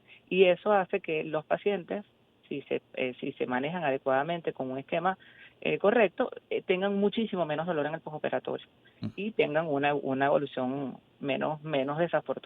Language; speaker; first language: Spanish; native; Spanish